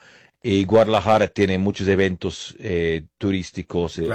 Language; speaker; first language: Spanish; non-native, fluent; English